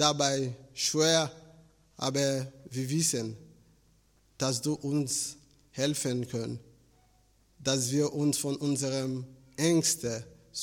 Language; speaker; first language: German; non-native, fluent; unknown